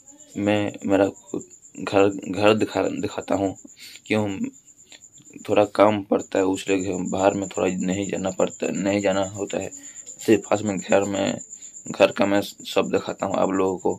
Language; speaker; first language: Hindi; non-native, local second language; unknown